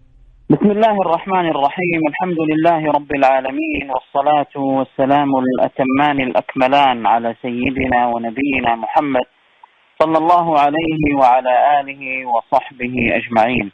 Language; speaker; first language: Arabic; native; Arabic